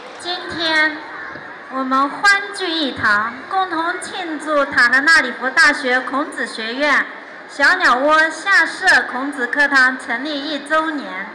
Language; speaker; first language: Chinese; native; Chinese